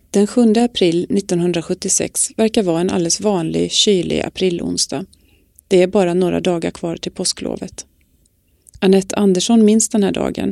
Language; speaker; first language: Swedish; native; Swedish